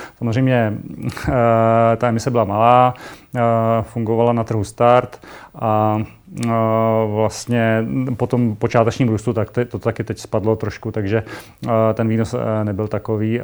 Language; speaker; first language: Czech; native; Czech